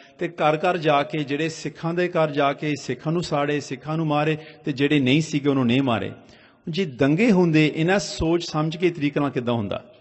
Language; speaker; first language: Punjabi; early bilingual, heritage; Punjabi